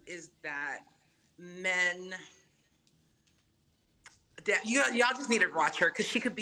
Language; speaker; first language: English; non-native, fluent; Samoan